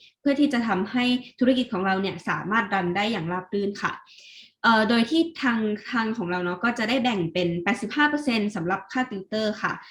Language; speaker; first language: Thai; native; Thai